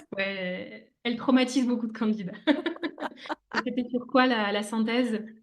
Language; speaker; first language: French; native; French